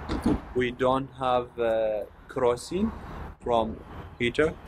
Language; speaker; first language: English; non-native, learner; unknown